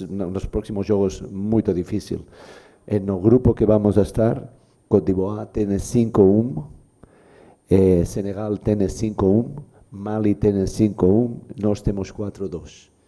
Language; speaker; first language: Portuguese; non-native, learner; Spanish